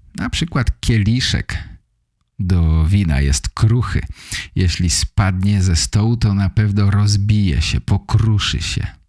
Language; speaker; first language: Polish; native; Polish